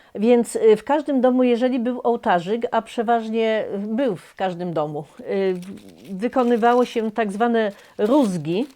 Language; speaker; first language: Polish; native; Polish